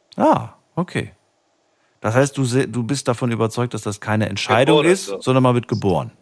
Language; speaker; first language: German; native; German